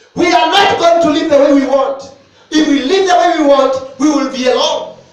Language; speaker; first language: English; non-native, local second language; Swahili